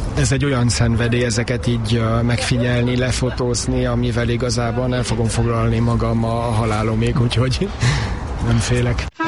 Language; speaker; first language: Hungarian; early bilingual, heritage; Hungarian